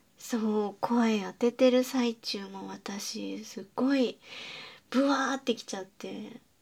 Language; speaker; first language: Japanese; native; Japanese